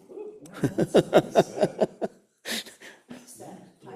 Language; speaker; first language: English; native; English